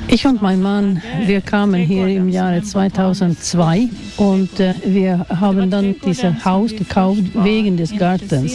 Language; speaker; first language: German; non-native, fluent; Swedish